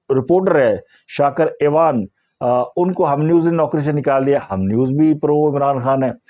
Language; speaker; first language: Urdu; native; Urdu